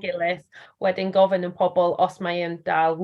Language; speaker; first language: Welsh; non-native, learner; English